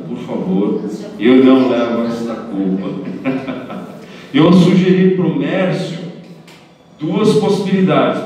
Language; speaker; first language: Portuguese; native; Portuguese